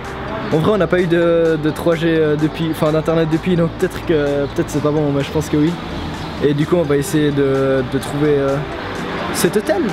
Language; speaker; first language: French; native; French